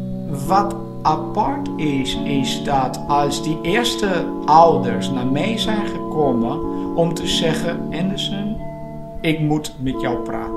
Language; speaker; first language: Dutch; non-native, fluent; Portuguese